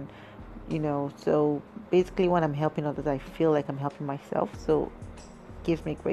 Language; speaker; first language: English; non-native, local second language; Yoruba